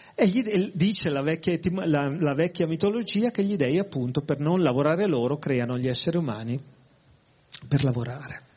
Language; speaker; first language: Italian; native; Italian